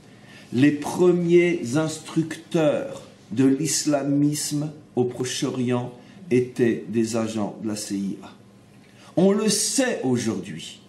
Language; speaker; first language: French; native; French